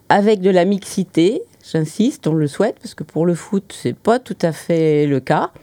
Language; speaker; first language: French; native; French